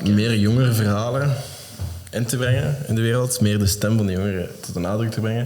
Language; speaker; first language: Dutch; native; Dutch